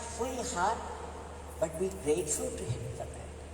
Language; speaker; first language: English; non-native, local second language; Tamil